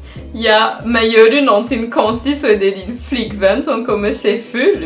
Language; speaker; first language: Swedish; non-native, fluent; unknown